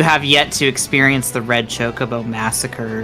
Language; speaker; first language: English; native; English